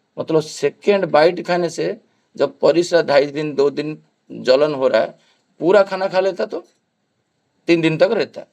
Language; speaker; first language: Hindi; non-native, local second language; Bangla